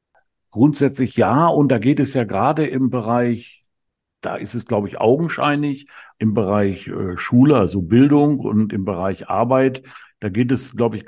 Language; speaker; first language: German; native; German